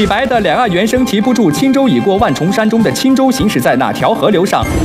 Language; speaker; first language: Chinese; native; Chinese